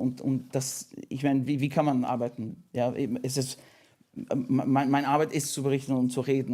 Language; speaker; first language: German; non-native, fluent; English